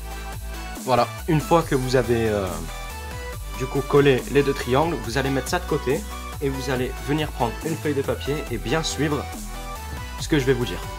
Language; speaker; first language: French; native; French